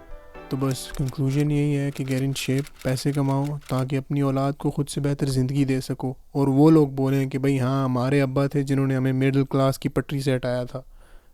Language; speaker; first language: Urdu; non-native, local second language; Punjabi